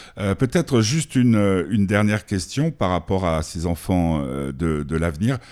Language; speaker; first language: French; native; French